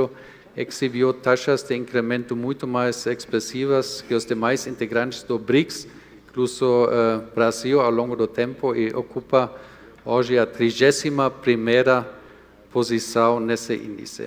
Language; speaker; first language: Portuguese; non-native, fluent; German